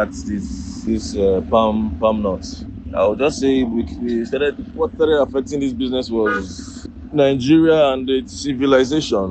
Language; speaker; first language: English; non-native, local second language; Igbo